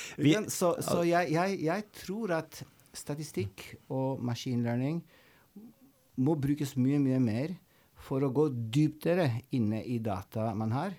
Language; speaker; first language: Norwegian; non-native, fluent; Italian